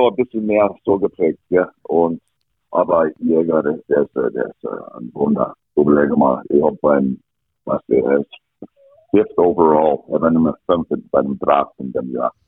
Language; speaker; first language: German; non-native, fluent; English